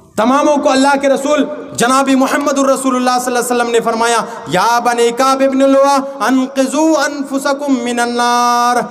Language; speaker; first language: Urdu; non-native, local second language; Bangla